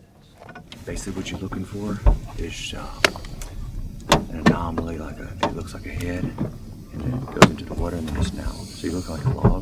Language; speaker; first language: English; native; English